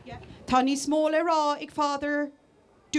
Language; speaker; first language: Irish; native; Irish